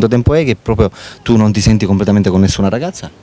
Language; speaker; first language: Italian; native; Italian